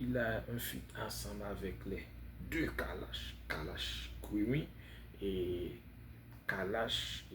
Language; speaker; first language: French; non-native, fluent; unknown